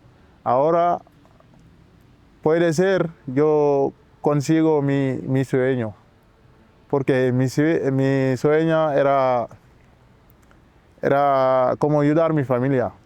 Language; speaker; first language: Spanish; non-native, learner; Wolof